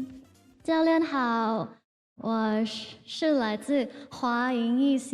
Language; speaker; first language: Chinese; non-native, fluent; Thai